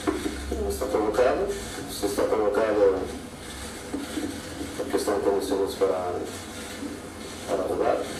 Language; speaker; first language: Spanish; non-native, fluent; Portuguese